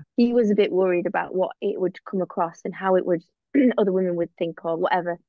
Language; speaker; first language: English; native; English